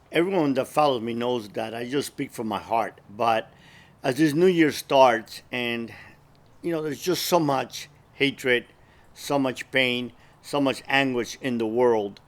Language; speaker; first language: English; early bilingual, other home language; Spanish